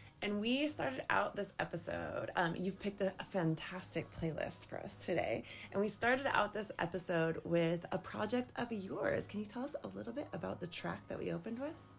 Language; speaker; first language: English; native; English